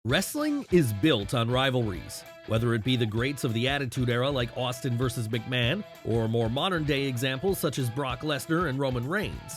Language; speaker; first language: English; native; English